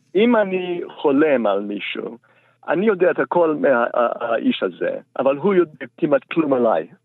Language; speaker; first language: Hebrew; non-native, fluent; English